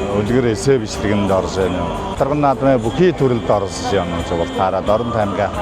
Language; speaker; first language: Mongolian; non-native, local second language; Buriat